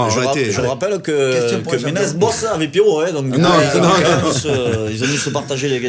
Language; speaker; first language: French; native; French